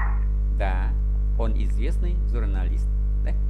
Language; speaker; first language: Russian; non-native, fluent; Vietnamese